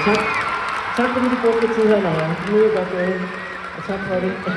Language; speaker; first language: Danish; native; Danish